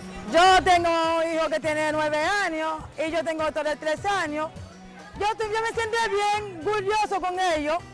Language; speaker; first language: Spanish; non-native, learner; Haitian Creole